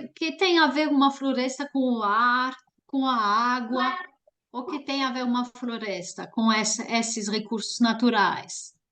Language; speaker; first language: Portuguese; non-native, fluent; French